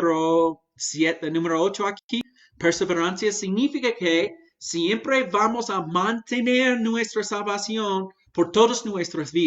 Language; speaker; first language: Spanish; non-native, fluent; English